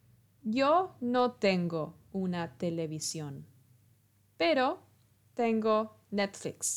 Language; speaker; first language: Spanish; non-native, fluent; English